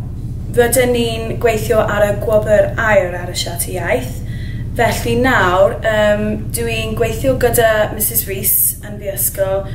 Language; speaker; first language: Welsh; non-native, learner; English